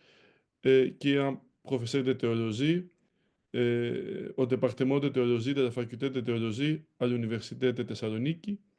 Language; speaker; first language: French; non-native, fluent; Greek